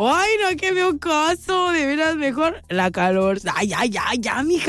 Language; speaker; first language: Spanish; native; Spanish